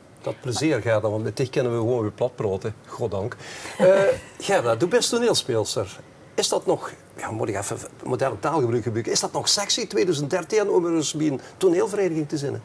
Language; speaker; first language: Dutch; native; Dutch